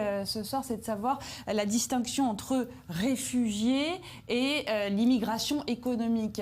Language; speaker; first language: French; native; French